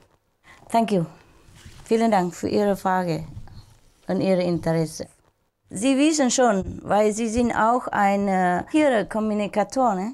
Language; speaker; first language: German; non-native, learner; Vietnamese